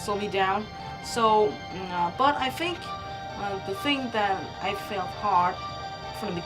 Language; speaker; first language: English; non-native, learner; Vietnamese